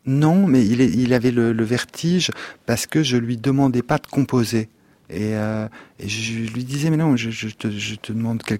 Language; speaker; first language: French; native; French